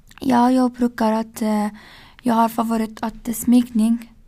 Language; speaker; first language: Swedish; non-native, learner; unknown